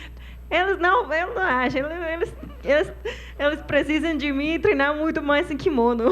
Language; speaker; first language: Portuguese; non-native, fluent; Spanish